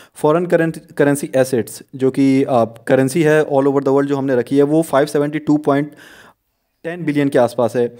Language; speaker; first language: Hindi; native; Hindi